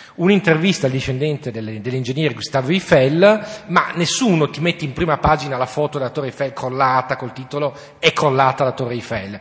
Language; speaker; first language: Italian; native; Italian